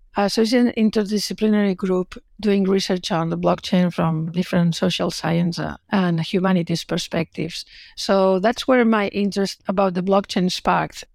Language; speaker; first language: English; non-native, fluent; Catalan